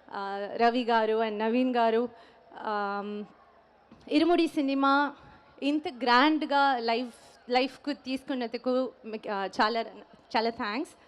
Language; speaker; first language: Telugu; non-native, learner; Tamil